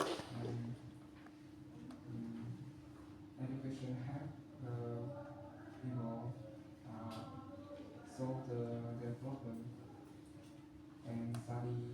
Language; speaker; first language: English; non-native, learner; Vietnamese